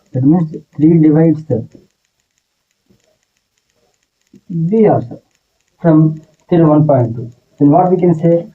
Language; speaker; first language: English; non-native, local second language; Telugu